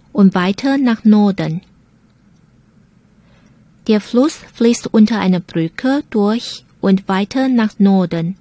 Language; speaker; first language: German; non-native, fluent; Chinese